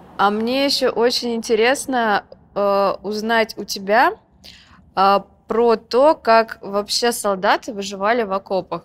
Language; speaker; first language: Russian; native; Russian